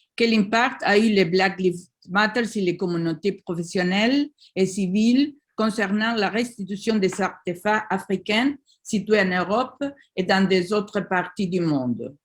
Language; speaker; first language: French; non-native, learner; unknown